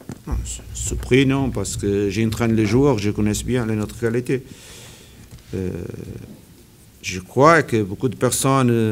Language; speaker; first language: French; non-native, learner; Portuguese